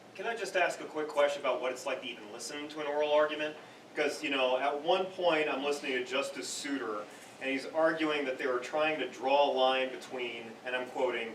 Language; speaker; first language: English; native; English